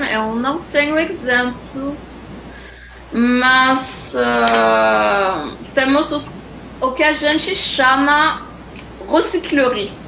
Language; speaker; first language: Portuguese; non-native, fluent; French